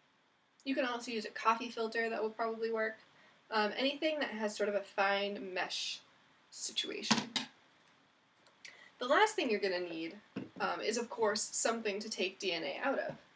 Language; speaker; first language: English; native; English